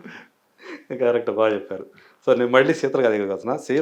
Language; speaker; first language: Telugu; native; Telugu